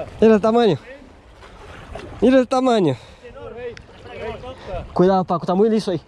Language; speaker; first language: Spanish; non-native, learner; Portuguese